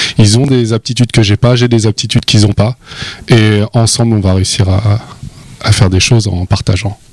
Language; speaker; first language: French; native; French